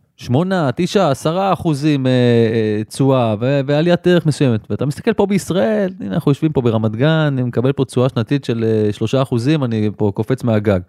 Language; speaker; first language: Hebrew; native; Hebrew